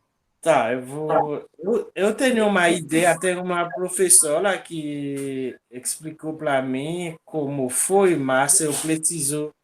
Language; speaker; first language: Portuguese; non-native, local second language; Haitian Creole